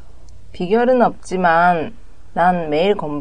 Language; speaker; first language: Korean; non-native, learner; Japanese